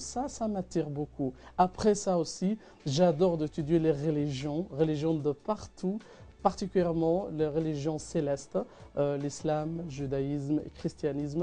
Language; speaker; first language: French; non-native, fluent; Arabic